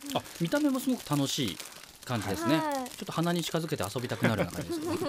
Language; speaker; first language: Japanese; native; Japanese